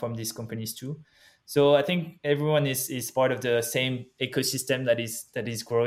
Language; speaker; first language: English; non-native, fluent; French